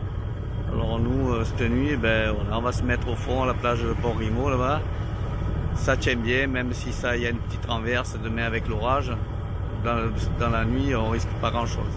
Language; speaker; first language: French; native; French